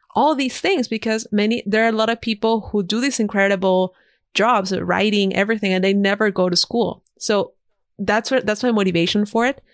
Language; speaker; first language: English; non-native, fluent; Spanish